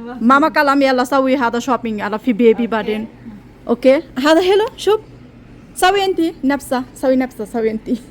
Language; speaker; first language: Arabic; non-native, learner; Bangla